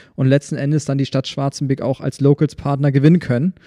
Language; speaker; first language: German; native; German